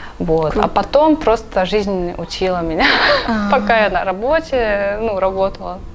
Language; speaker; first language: Russian; native; Russian